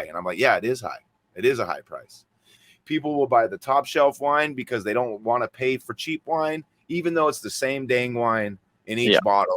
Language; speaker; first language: English; native; English